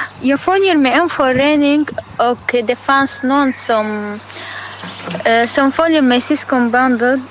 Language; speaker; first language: Swedish; non-native, learner; Arabic